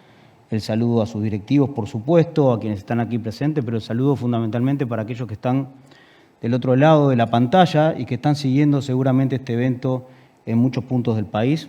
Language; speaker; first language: Spanish; native; Spanish